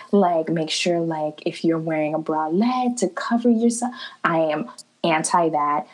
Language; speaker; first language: English; native; English